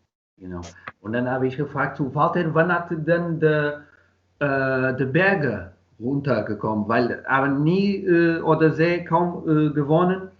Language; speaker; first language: German; non-native, learner; Portuguese